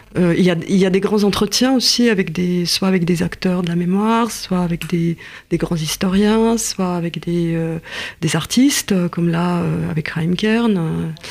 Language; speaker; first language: French; non-native, fluent; Russian